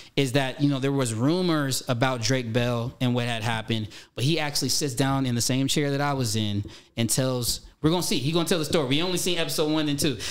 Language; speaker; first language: English; native; English